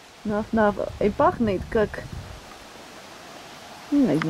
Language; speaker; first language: Russian; early bilingual, heritage; English